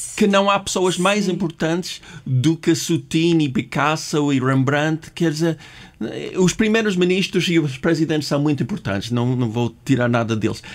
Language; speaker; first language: Portuguese; non-native, fluent; English